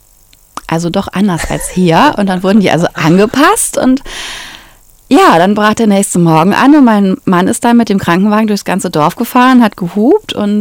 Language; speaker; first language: German; native; German